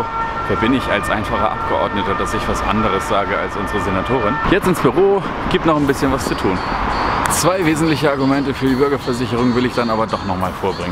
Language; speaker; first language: German; native; German